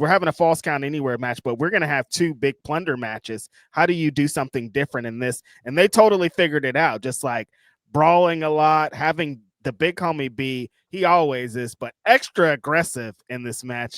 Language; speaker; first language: English; native; English